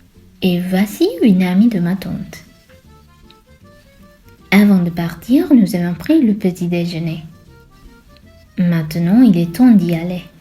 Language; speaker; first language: French; non-native, fluent; Sinhala